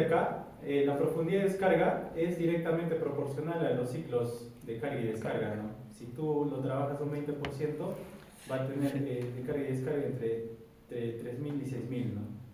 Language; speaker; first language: Spanish; native; Spanish